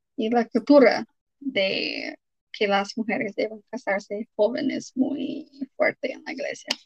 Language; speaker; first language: Spanish; non-native, fluent; English